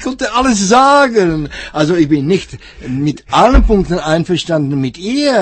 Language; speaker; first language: German; non-native, fluent; Czech